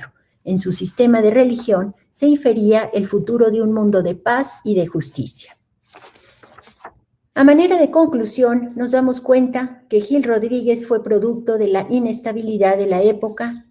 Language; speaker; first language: Spanish; native; Spanish